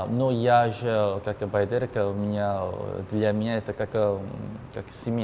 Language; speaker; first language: Russian; non-native, learner; Korean